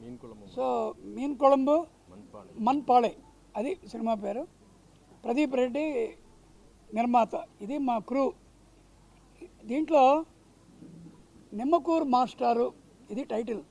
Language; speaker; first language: Telugu; native; Telugu